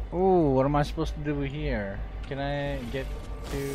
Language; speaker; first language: English; non-native, local second language; Filipino